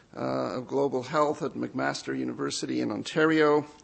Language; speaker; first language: English; native; English